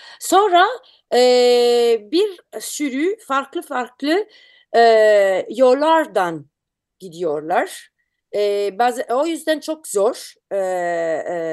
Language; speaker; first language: Turkish; non-native, learner; Italian